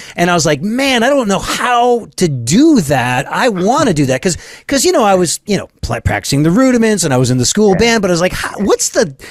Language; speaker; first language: English; native; English